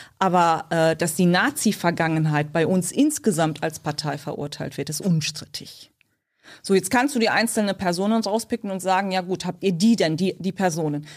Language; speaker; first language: German; early bilingual, other home language; Turkish